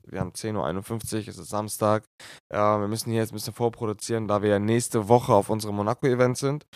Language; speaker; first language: German; native; German